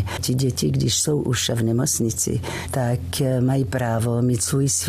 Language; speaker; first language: Czech; non-native, learner; French